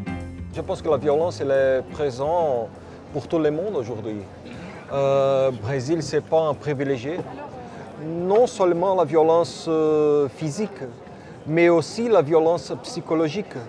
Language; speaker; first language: French; non-native, fluent; Portuguese